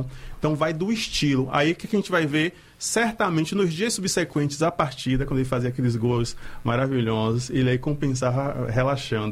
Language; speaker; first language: Portuguese; native; Portuguese